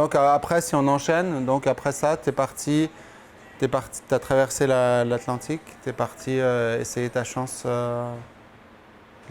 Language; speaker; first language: French; native; French